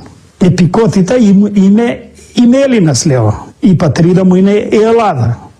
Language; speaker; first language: Greek; non-native, local second language; Macedonian